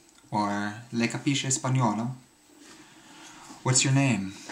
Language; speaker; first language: Italian; non-native, learner; English